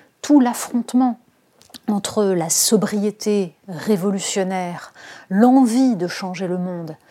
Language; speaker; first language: French; native; French